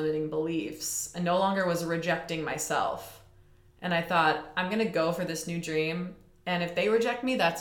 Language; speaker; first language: English; native; English